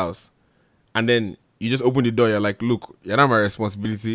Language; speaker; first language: English; native; English